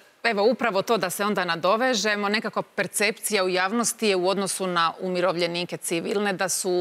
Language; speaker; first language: Croatian; native; Croatian